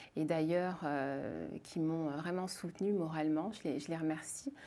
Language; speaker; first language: French; native; French